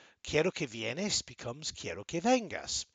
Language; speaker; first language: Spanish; non-native, fluent; English